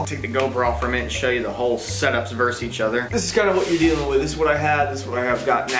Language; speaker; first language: English; native; English